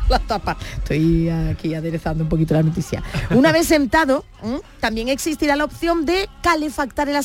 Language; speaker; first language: Spanish; native; Spanish